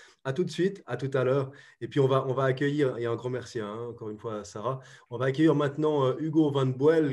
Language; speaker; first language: French; native; French